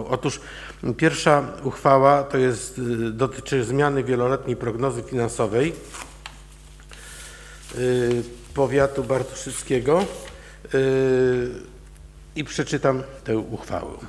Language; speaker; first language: Polish; native; Polish